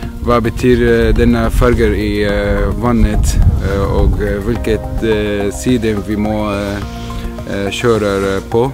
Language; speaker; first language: Norwegian; non-native, learner; Arabic